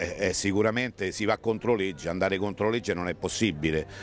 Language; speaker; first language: Italian; native; Italian